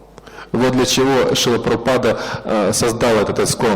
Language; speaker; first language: Russian; native; Russian